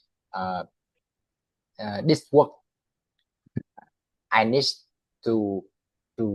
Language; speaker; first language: English; non-native, learner; Vietnamese